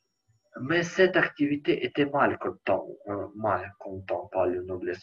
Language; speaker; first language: French; non-native, learner; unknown